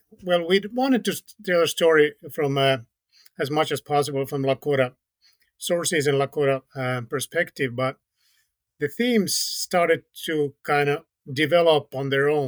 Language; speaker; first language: English; non-native, fluent; Finnish